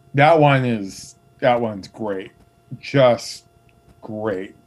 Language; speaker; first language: English; native; English